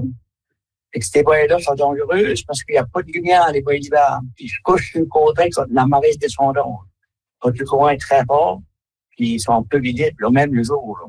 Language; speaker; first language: French; native; French